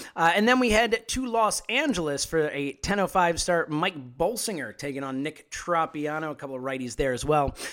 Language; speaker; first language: English; native; English